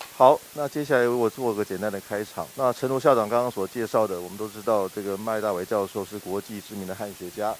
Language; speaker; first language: Chinese; native; Chinese